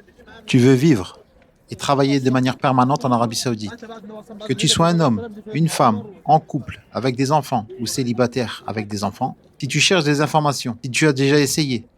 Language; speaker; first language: French; native; French